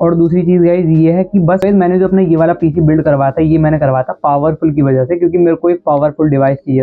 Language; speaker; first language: Hindi; native; Hindi